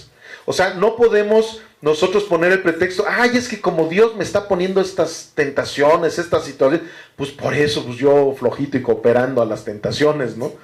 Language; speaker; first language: Spanish; native; Spanish